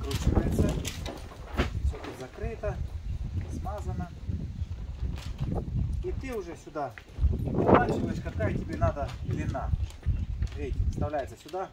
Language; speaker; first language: Russian; native; Russian